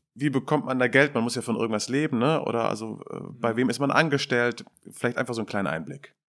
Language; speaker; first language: German; native; German